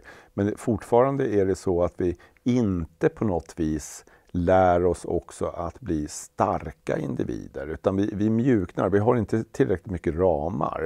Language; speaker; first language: Swedish; native; Swedish